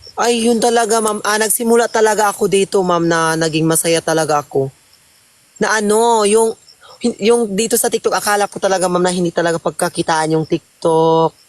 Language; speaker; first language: Filipino; non-native, local second language; Cebuano